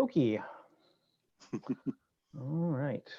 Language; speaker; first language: English; native; English